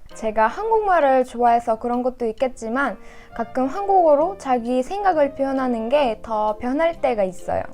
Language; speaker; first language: Korean; non-native, fluent; Russian